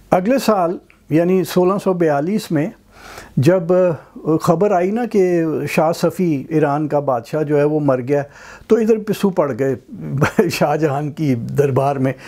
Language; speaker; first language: Urdu; native; Urdu